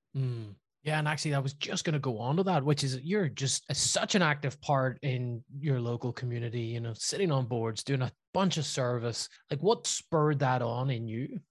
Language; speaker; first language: English; native; English